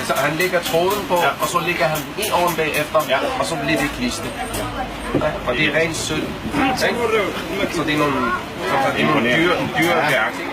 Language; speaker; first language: Danish; non-native, fluent; Arabic